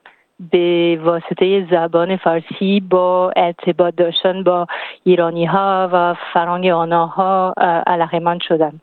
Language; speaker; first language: Persian; non-native, fluent; French